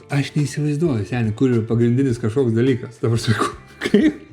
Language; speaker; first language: Lithuanian; native; Lithuanian